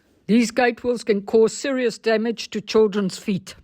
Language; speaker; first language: English; native; English